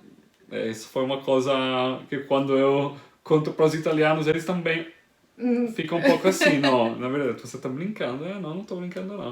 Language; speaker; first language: Portuguese; non-native, fluent; Italian